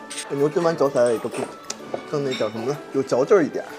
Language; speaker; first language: Chinese; native; Chinese